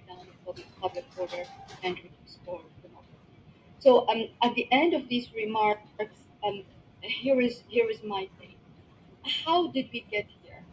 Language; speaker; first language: English; non-native, local second language; Arabic